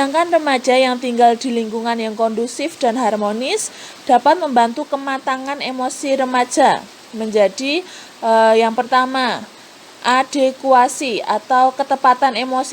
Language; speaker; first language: Indonesian; native; Indonesian